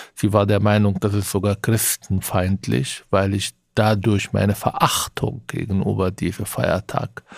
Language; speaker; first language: German; non-native, fluent; Arabic